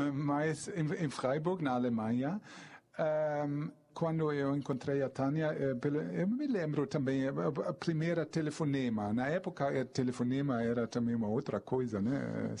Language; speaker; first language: Portuguese; non-native, fluent; German